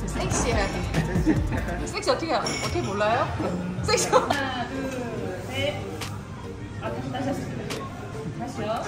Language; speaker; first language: Korean; non-native, learner; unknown